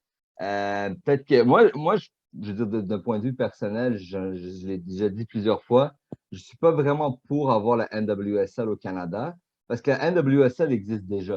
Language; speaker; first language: French; native; French